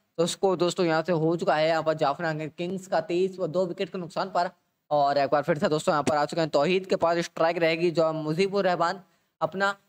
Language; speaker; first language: Hindi; native; Hindi